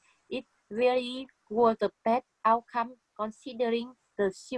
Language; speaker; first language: English; non-native, learner; Vietnamese